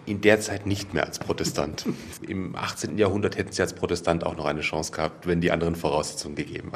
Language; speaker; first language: German; native; German